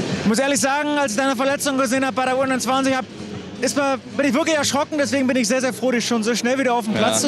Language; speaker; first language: German; native; German